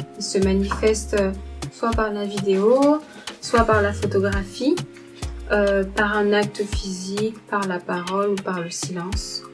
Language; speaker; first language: French; native; French